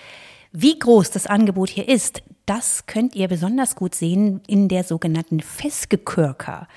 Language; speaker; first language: German; native; German